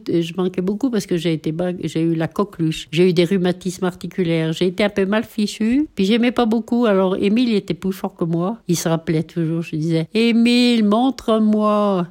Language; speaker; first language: French; native; French